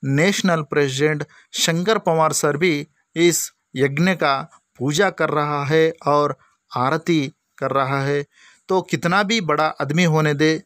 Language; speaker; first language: Hindi; non-native, local second language; Lambadi